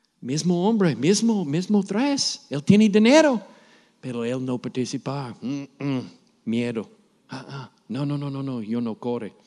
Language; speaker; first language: Spanish; non-native, learner; English